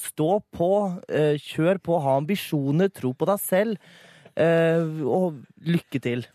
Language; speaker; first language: Norwegian; native; Norwegian